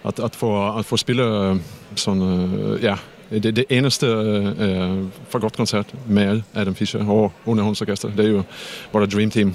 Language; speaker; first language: Danish; non-native, fluent; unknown